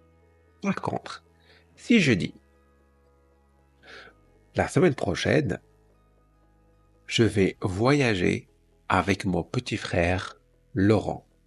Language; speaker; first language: French; non-native, fluent; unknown